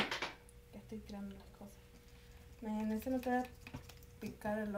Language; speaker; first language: Spanish; early bilingual, heritage; Spanish